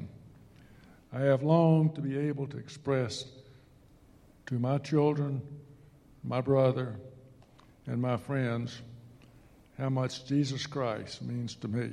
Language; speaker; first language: English; native; English